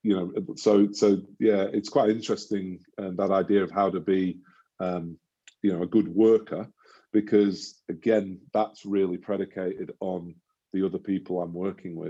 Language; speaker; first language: English; native; English